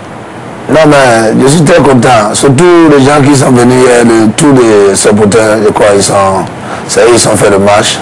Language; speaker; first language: French; non-native, learner; English